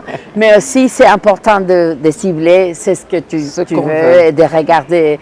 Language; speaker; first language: French; non-native, fluent; Spanish